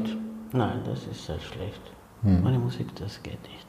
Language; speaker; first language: German; non-native, fluent; Spanish